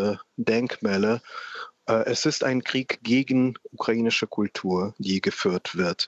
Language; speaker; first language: German; non-native, fluent; Russian